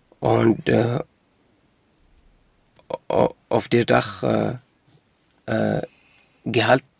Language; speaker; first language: German; non-native, local second language; Arabic